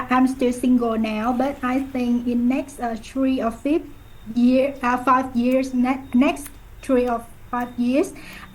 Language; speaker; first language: English; non-native, learner; Vietnamese